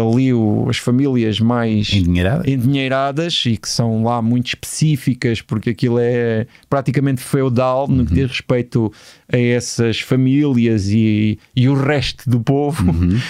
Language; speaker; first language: Portuguese; native; Portuguese